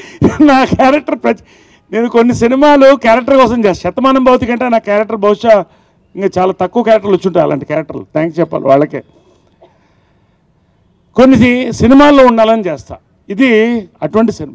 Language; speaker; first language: Telugu; native; Telugu